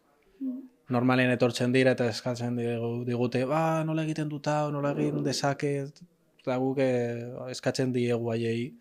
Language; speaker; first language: Basque; non-native, local second language; Spanish